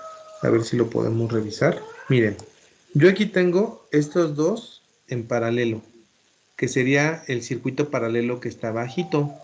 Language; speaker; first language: Spanish; native; Spanish